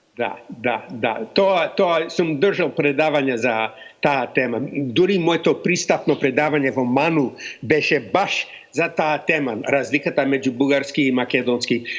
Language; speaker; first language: Macedonian; non-native, fluent; English